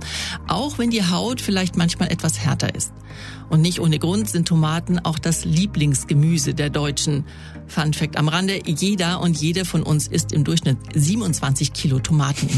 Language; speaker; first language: German; native; German